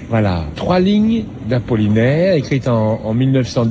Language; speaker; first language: French; native; French